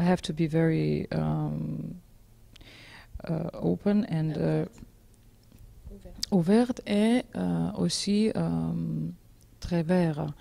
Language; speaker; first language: French; non-native, learner; Georgian